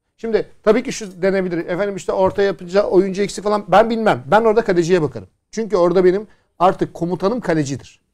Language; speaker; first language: Turkish; native; Turkish